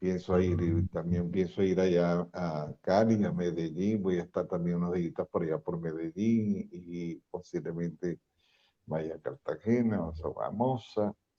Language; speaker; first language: Spanish; native; Spanish